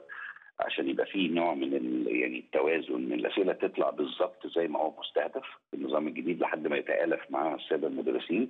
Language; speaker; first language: Arabic; native; Arabic